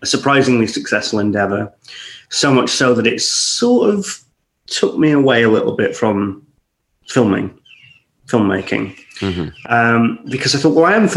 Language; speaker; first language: English; native; English